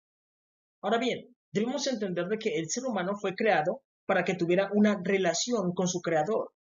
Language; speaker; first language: Spanish; native; Spanish